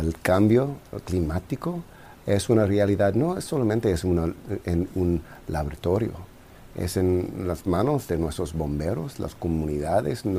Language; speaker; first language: Spanish; non-native, fluent; English